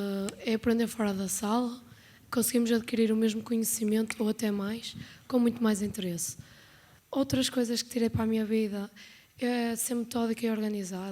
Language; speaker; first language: Portuguese; native; Portuguese